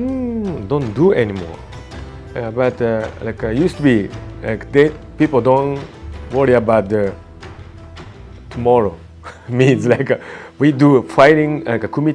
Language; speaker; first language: English; non-native, learner; Japanese